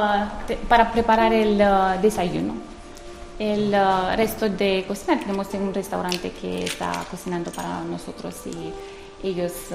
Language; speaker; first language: Spanish; non-native, learner; Romanian